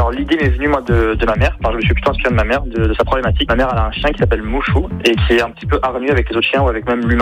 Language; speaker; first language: French; native; French